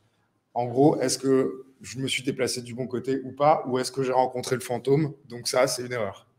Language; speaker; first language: French; native; French